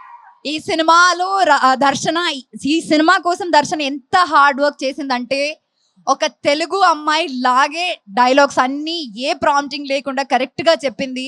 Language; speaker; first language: Telugu; non-native, fluent; Malayalam